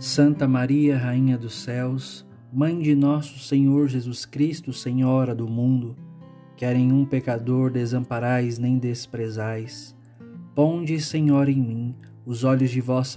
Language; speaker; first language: Portuguese; native; Portuguese